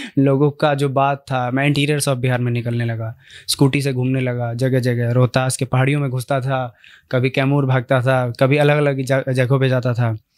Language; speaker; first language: Hindi; native; Hindi